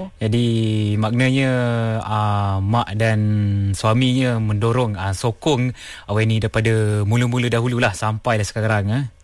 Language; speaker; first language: Malay; non-native, local second language; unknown